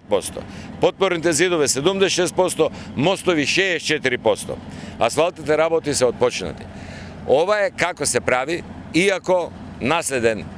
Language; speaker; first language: Macedonian; native; Macedonian